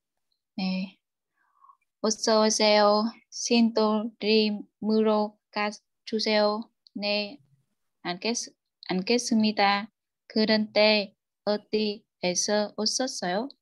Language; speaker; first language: Korean; non-native, learner; Vietnamese